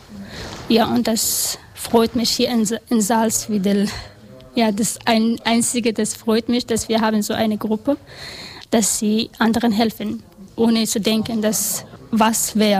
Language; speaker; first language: German; non-native, learner; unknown